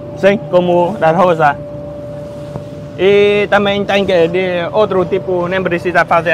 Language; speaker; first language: Portuguese; non-native, learner; Vietnamese